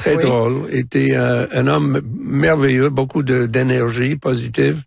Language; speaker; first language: French; non-native, local second language; English